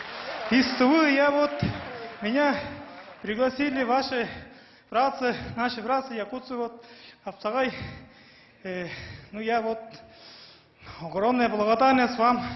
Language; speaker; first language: Russian; non-native, local second language; Tuvinian